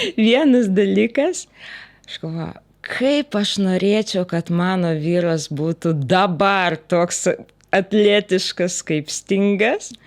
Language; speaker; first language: Lithuanian; non-native, local second language; Russian